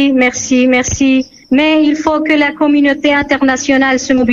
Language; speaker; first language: French; non-native, fluent; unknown